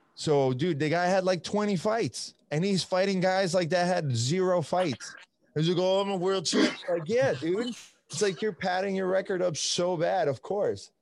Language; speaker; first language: English; non-native, fluent; Italian